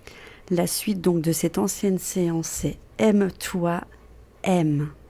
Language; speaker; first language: French; native; French